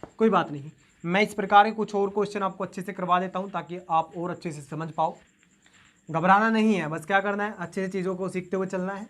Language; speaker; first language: Hindi; native; Hindi